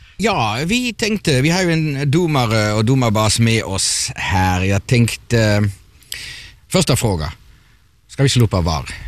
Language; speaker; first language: Swedish; non-native, fluent; German